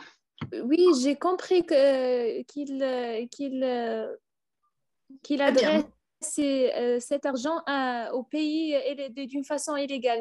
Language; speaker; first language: French; non-native, learner; Arabic